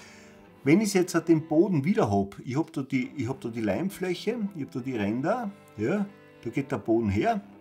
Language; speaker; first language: German; native; German